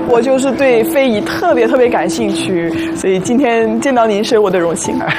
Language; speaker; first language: Chinese; non-native, fluent; French